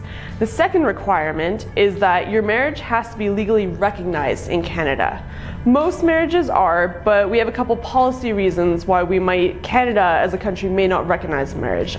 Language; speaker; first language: English; native; English